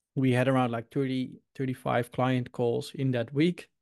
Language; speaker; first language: English; non-native, fluent; Dutch